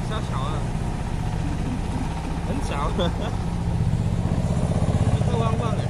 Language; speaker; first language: Chinese; non-native, learner; Javanese